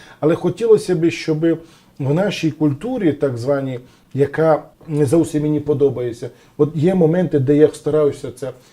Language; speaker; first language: Ukrainian; non-native, local second language; Romany